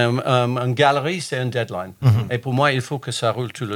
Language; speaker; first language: French; non-native, fluent; English